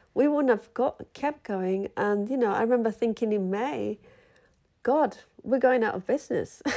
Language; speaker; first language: English; early bilingual, other home language; Spanish